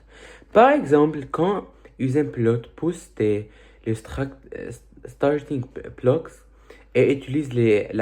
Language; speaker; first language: French; early bilingual, other home language; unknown